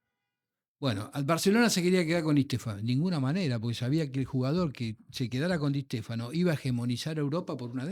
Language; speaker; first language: Spanish; native; Spanish